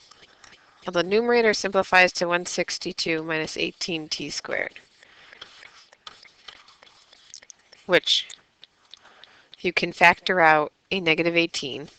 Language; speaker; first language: English; native; English